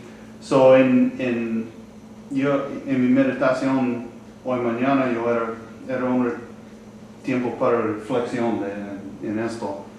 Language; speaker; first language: Spanish; non-native, learner; English